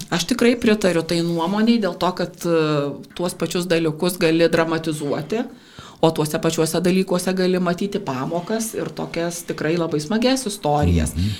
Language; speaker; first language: Lithuanian; native; Lithuanian